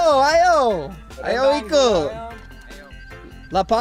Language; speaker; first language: Indonesian; non-native, learner; English